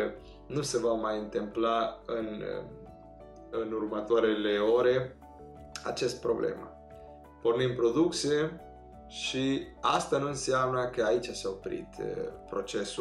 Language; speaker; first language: Romanian; non-native, fluent; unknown